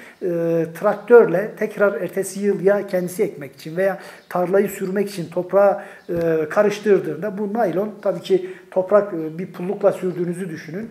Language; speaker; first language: Turkish; native; Turkish